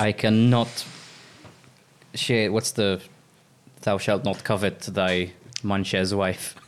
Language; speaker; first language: English; non-native, local second language; Maltese